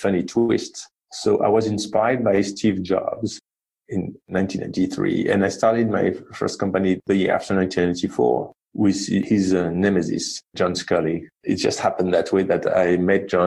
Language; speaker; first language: English; non-native, fluent; French